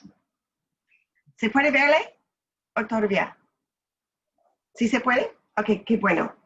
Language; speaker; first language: Spanish; non-native, learner; English